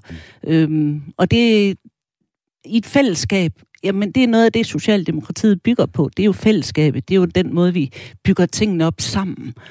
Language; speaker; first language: Danish; early bilingual, other home language; German